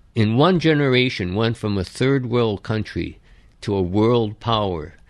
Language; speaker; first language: English; early bilingual, other home language; Japanese